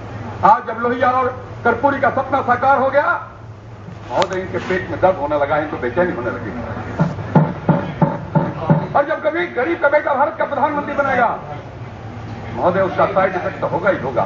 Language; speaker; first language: Hindi; native; Hindi